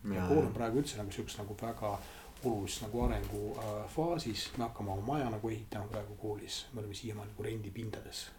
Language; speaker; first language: Estonian; non-native, local second language; Russian